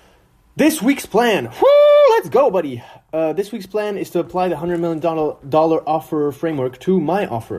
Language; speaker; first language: English; non-native, fluent; French